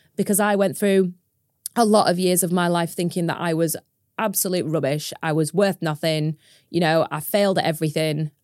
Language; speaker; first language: English; native; English